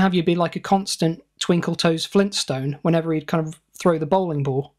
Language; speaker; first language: English; native; English